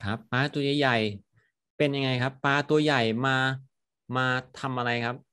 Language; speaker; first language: Thai; native; Thai